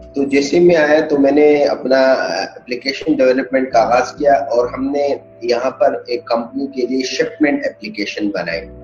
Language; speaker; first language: Urdu; non-native, local second language; Pashto